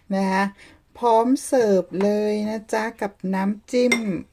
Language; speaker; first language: Thai; native; Thai